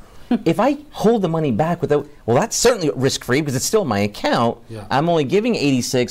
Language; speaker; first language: English; native; English